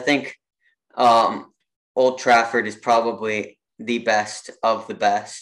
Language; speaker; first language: English; native; English